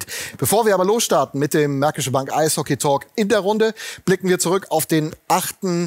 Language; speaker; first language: German; native; German